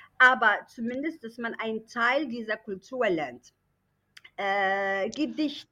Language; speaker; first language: German; non-native, fluent; Arabic